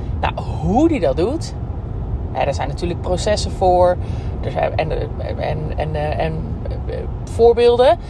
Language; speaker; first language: Dutch; native; Dutch